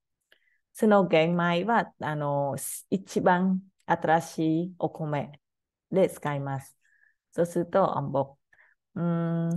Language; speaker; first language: Japanese; non-native, learner; Khmer